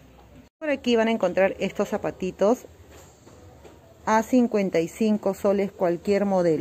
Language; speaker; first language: Spanish; native; Spanish